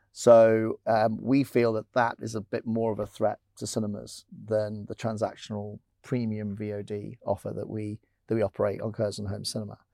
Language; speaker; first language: English; native; English